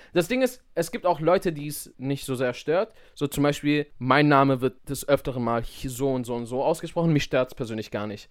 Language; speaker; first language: German; native; German